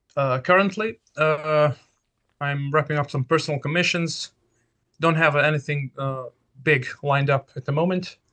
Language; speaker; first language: English; non-native, fluent; Serbian